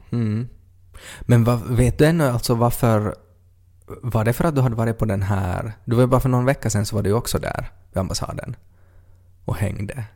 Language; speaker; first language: Swedish; native; Swedish